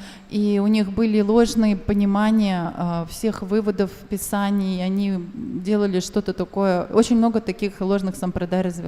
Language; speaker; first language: Russian; native; Russian